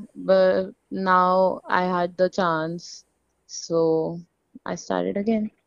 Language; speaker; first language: English; non-native, local second language; Hindi